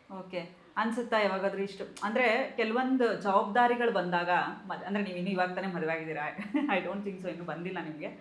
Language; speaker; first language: Kannada; native; Kannada